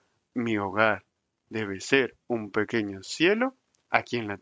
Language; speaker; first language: Spanish; native; Spanish